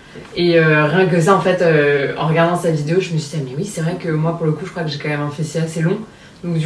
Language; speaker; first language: French; native; French